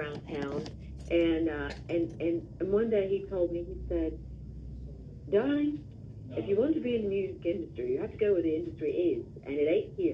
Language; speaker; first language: English; native; English